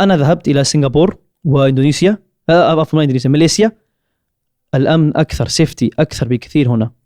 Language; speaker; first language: Arabic; non-native, fluent; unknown